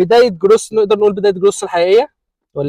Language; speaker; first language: Arabic; native; Arabic